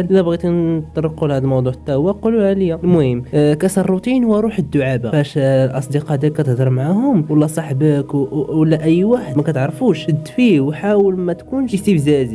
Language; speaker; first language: Arabic; native; Arabic